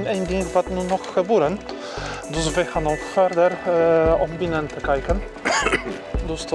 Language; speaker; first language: Dutch; non-native, learner; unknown